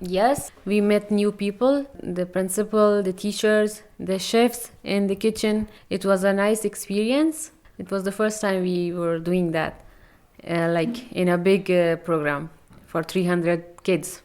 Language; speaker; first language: English; non-native, fluent; Persian